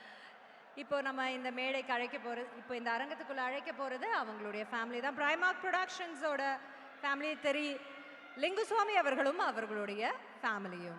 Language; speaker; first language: Tamil; native; Tamil